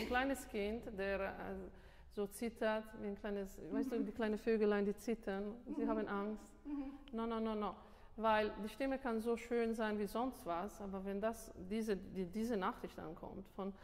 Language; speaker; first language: German; non-native, fluent; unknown